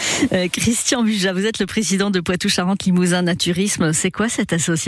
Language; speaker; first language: French; native; French